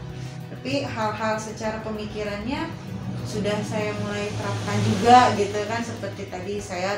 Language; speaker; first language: Indonesian; non-native, local second language; Sundanese